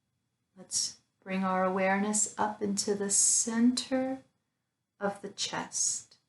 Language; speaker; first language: English; native; English